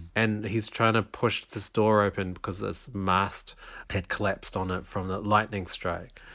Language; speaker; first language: English; native; English